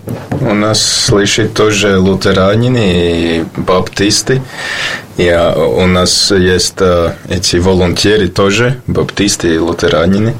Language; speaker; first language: Russian; non-native, learner; Latvian